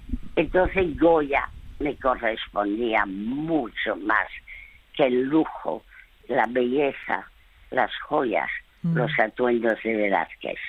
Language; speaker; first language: Spanish; early bilingual, other home language; French